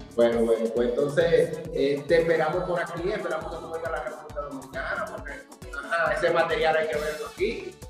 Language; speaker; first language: Spanish; native; Spanish